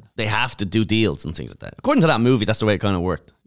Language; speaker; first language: English; native; English